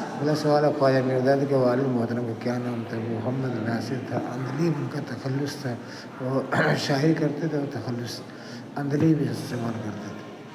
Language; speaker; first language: Urdu; native; Urdu